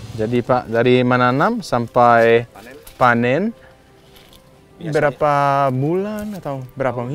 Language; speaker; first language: Indonesian; non-native, learner; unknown